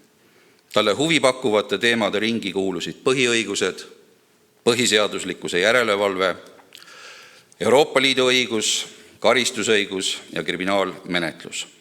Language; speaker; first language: Estonian; native; Estonian